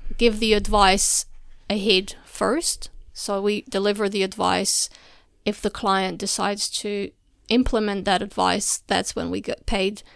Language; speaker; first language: English; non-native, fluent; Albanian